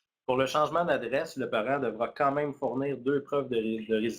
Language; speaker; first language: French; native; French